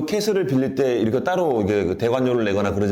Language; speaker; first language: Korean; native; Korean